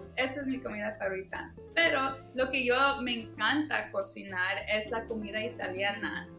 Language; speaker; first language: Spanish; early bilingual, heritage; Spanish